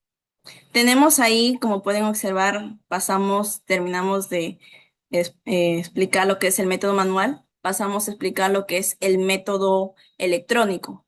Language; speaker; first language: Spanish; native; Spanish